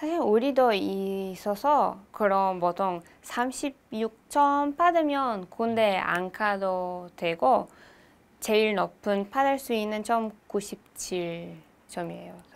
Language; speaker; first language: Korean; non-native, learner; Hebrew